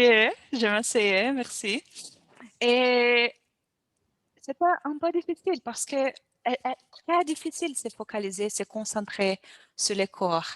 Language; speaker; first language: French; non-native, learner; Portuguese